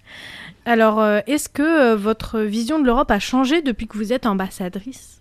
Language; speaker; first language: French; native; French